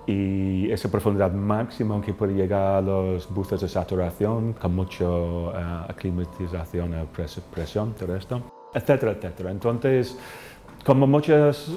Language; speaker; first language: Spanish; non-native, fluent; English